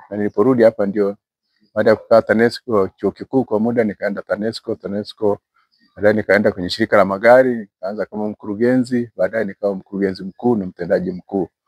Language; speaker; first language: Swahili; non-native, local second language; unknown